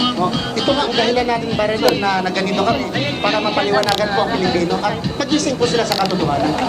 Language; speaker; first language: Filipino; non-native, local second language; Cebuano